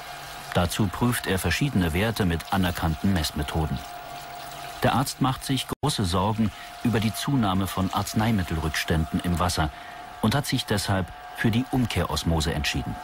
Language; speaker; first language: German; native; German